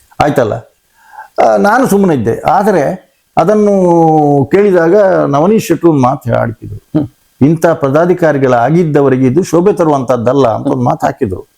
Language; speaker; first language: Kannada; non-native, local second language; Tulu